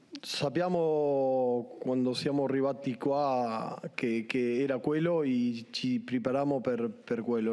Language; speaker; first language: Italian; non-native, learner; Spanish